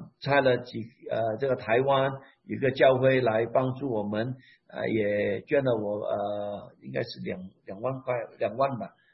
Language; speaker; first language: Chinese; non-native, local second language; Hakka Chinese